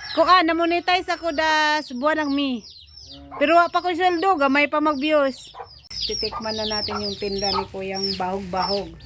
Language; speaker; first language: Filipino; non-native, local second language; Cebuano